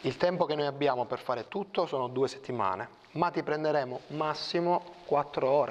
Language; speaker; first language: Italian; native; Italian